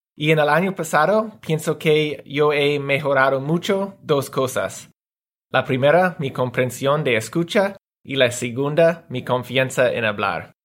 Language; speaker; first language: Spanish; non-native, learner; English